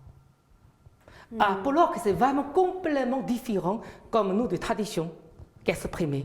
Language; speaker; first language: French; non-native, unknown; Chinese